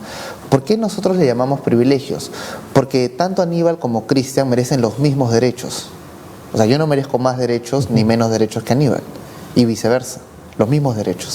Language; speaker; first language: Spanish; native; Spanish